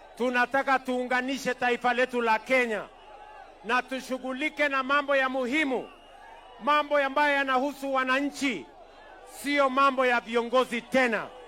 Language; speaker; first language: Swahili; non-native, local second language; Kalenjin